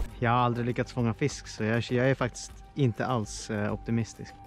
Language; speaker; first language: Swedish; native; Swedish